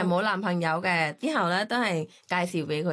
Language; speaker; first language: Cantonese; non-native, learner; Thai